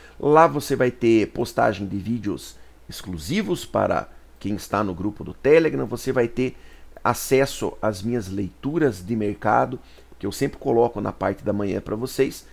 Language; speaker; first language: Portuguese; native; Portuguese